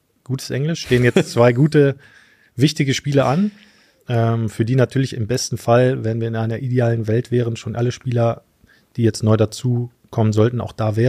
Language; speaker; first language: German; native; German